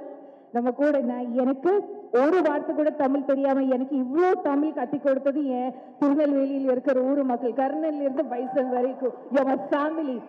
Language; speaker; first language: Tamil; non-native, local second language; Malayalam